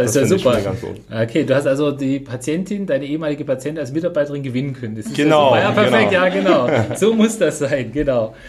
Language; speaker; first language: German; native; German